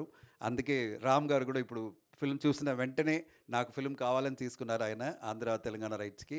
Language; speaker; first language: Telugu; non-native, learner; Tamil